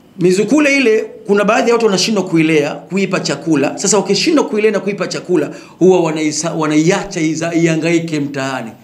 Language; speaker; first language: Swahili; native; Swahili